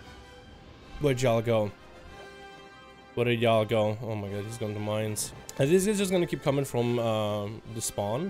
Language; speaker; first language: English; native; English